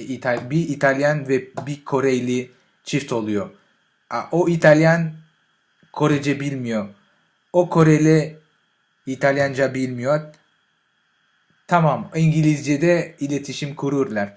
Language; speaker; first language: Turkish; non-native, learner; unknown